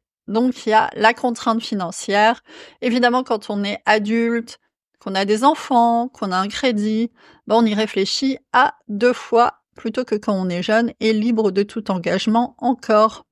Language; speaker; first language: French; native; French